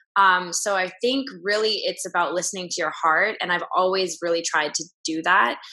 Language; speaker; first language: English; native; English